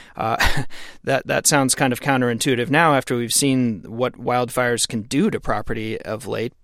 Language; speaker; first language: English; native; English